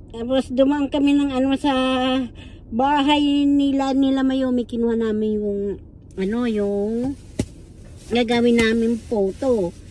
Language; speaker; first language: Filipino; native; Filipino